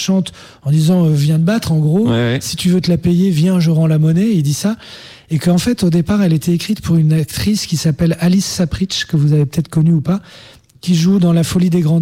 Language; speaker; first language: French; native; French